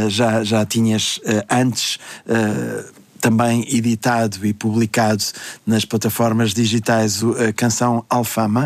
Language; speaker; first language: Portuguese; native; Portuguese